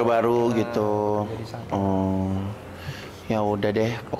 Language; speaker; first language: Indonesian; native; Indonesian